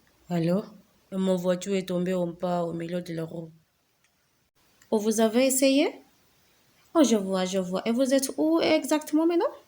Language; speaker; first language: French; non-native, learner; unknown